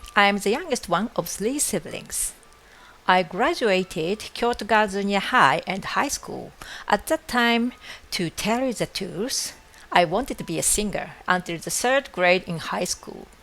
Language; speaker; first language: English; non-native, fluent; Japanese